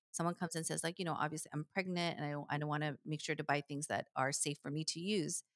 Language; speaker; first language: English; early bilingual, other home language; Korean